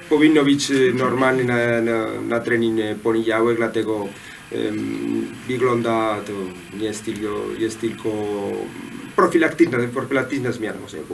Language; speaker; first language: Polish; non-native, learner; Spanish